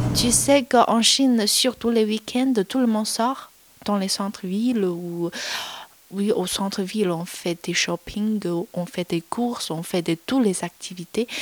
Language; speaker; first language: French; non-native, learner; Chinese